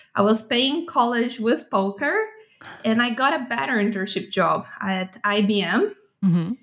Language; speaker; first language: English; non-native, fluent; Portuguese